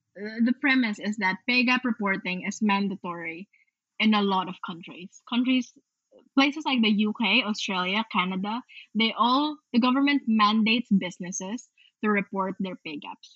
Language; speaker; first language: English; non-native, local second language; Filipino